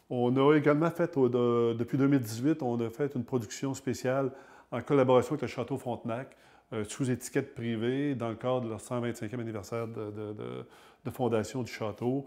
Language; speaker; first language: French; native; French